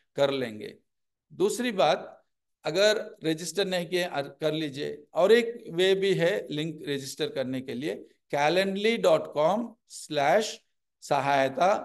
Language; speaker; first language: Hindi; non-native, local second language; Telugu